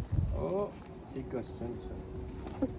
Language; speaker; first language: French; native; French